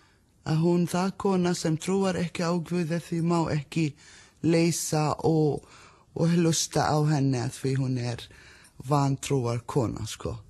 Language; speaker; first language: Icelandic; non-native, learner; Arabic